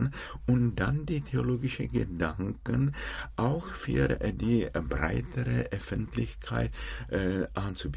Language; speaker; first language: German; non-native, fluent; Czech